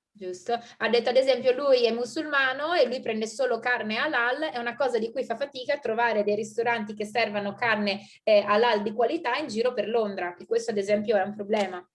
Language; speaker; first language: Italian; native; Italian